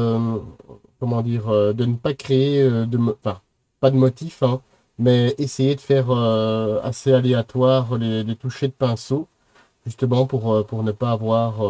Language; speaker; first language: French; native; French